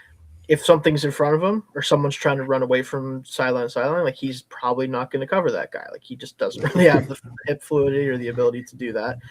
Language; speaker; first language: English; native; English